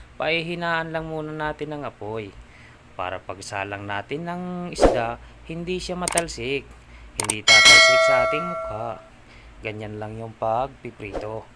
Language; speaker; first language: Filipino; native; Filipino